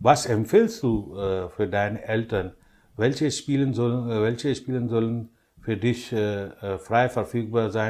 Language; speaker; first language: German; non-native, learner; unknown